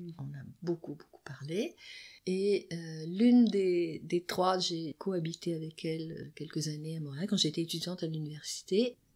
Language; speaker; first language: French; native; French